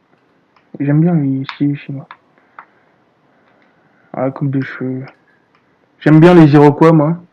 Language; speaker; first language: French; native; French